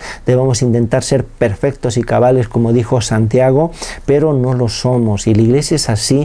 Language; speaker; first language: Spanish; native; Spanish